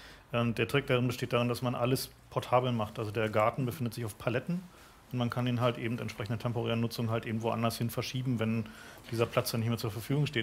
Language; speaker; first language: German; native; German